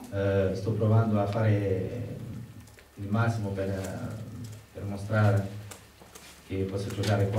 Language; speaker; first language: Italian; non-native, learner; French